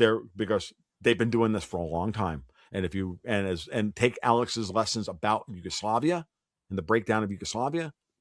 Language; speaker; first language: English; native; English